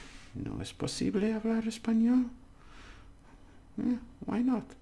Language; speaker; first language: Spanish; non-native, learner; English